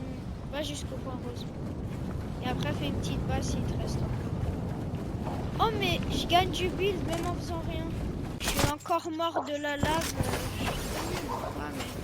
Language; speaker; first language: French; native; French